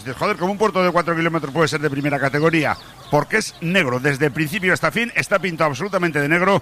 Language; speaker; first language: Spanish; native; Spanish